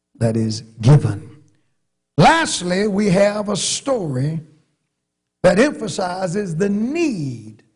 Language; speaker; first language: English; native; English